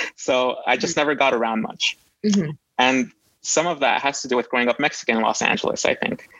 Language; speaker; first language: English; native; English